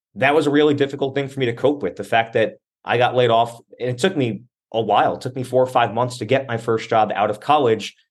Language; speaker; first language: English; native; English